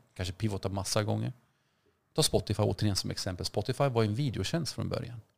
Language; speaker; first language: Swedish; early bilingual, other home language; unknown